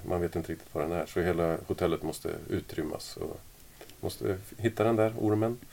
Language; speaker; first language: Swedish; native; Swedish